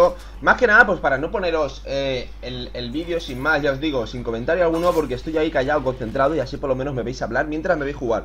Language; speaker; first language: Spanish; native; Spanish